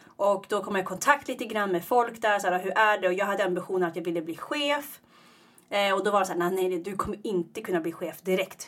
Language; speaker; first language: Swedish; early bilingual, other home language; Tigrinya